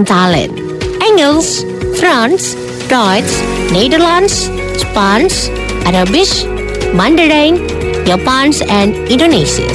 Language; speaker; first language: Dutch; non-native, fluent; Indonesian